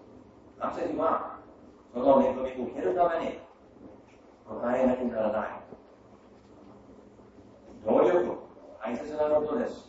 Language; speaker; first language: Japanese; non-native, fluent; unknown